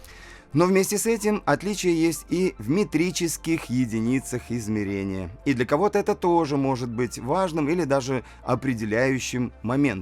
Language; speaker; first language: Russian; native; Russian